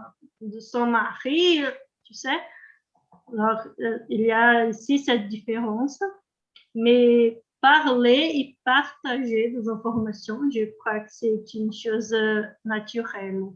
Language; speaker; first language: French; non-native, learner; Portuguese